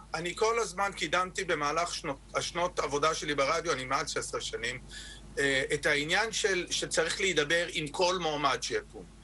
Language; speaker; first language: Hebrew; non-native, local second language; Arabic